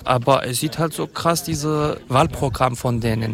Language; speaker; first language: German; non-native, fluent; Kurdish